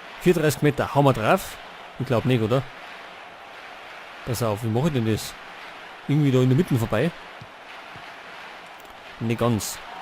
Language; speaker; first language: German; native; German